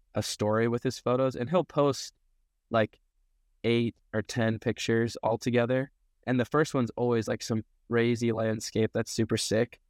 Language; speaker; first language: English; native; English